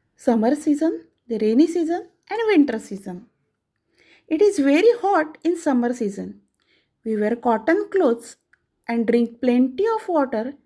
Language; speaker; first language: English; non-native, local second language; Marathi